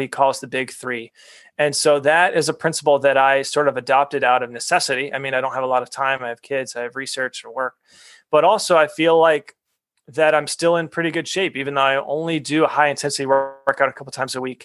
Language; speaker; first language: English; native; English